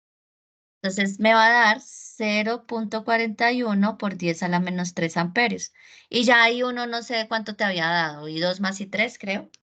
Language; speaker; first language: Spanish; native; Spanish